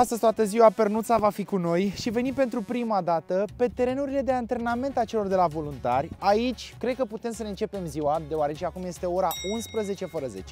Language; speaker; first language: Romanian; native; Romanian